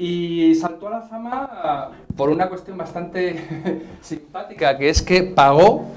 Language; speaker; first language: Spanish; native; Spanish